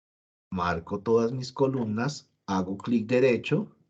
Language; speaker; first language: Spanish; native; Spanish